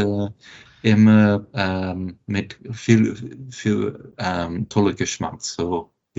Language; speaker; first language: German; non-native, fluent; English